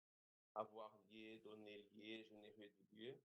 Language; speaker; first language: French; non-native, fluent; Portuguese